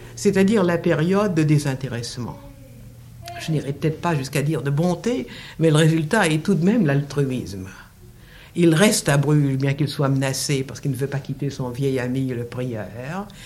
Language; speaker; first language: French; native; French